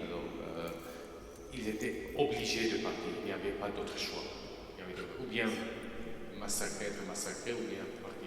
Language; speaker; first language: French; non-native, fluent; Armenian